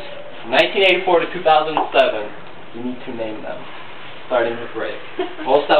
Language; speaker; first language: English; native; English